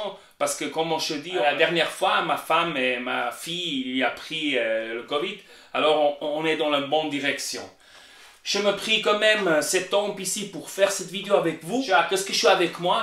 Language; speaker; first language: French; non-native, learner; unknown